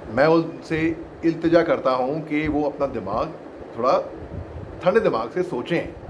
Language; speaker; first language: Hindi; native; Hindi